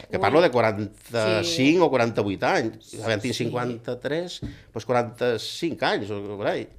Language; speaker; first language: Catalan; early bilingual, other home language; Galician